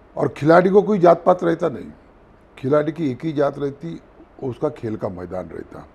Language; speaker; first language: Hindi; non-native, local second language; Marathi